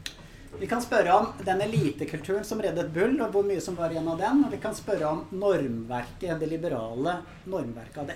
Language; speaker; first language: Norwegian; native; Norwegian